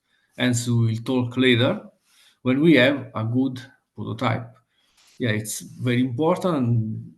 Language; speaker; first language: English; non-native, fluent; Italian